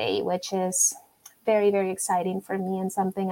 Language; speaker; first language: English; non-native, fluent; Spanish